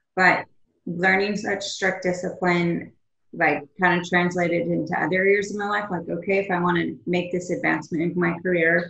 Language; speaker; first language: English; native; English